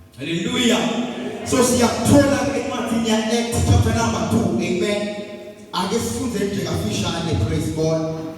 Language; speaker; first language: Zulu; non-native, local second language; Swati